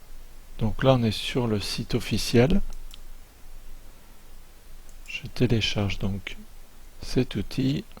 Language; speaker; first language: French; native; French